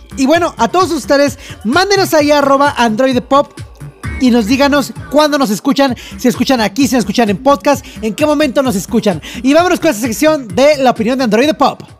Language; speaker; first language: Spanish; native; Spanish